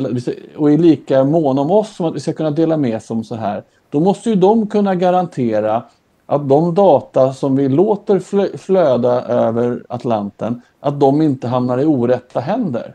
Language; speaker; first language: Swedish; native; Swedish